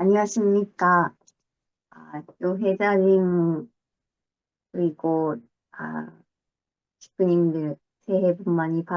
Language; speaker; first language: Korean; non-native, learner; Japanese